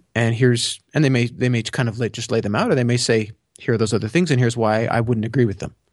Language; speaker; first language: English; native; English